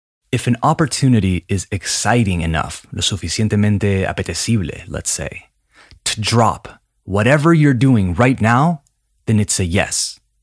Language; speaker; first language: English; native; English